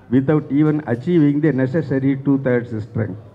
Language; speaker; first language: English; non-native, local second language; Tamil